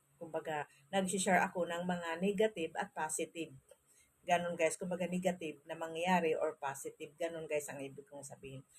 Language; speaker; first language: Filipino; non-native, local second language; Masbatenyo